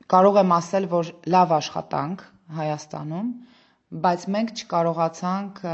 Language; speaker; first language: Armenian; native; Armenian